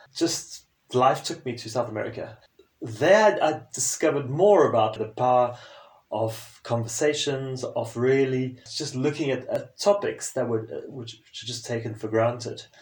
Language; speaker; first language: English; non-native, local second language; French